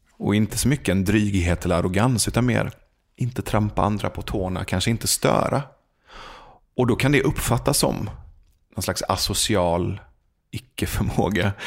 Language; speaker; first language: Swedish; early bilingual, other home language; Persian